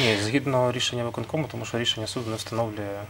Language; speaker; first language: Ukrainian; native; Ukrainian